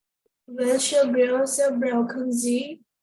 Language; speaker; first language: German; non-native, learner; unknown